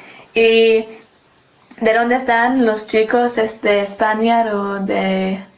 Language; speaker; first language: Spanish; non-native, learner; English